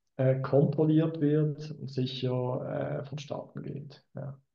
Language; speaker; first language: German; native; German